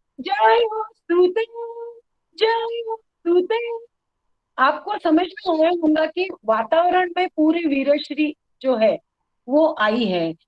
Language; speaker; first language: Hindi; non-native, local second language; Marathi